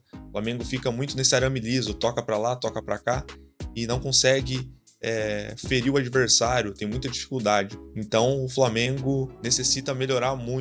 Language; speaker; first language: Portuguese; native; Portuguese